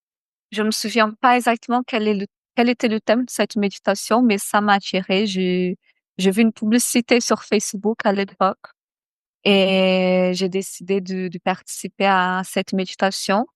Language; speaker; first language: French; non-native, fluent; Portuguese